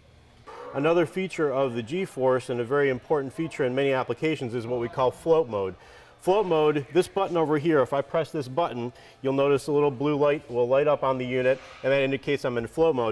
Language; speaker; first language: English; native; English